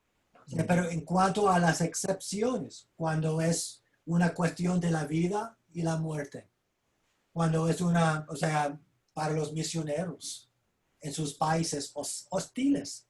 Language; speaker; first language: Spanish; non-native, fluent; English